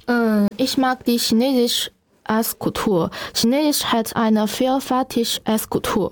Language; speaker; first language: German; non-native, learner; Chinese